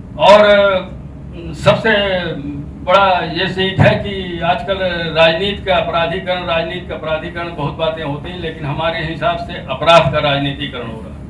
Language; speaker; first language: Hindi; native; Hindi